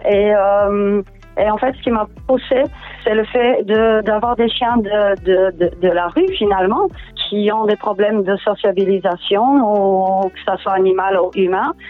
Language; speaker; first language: French; non-native, fluent; Portuguese